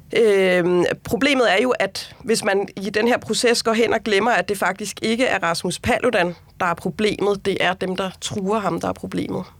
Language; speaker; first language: Danish; native; Danish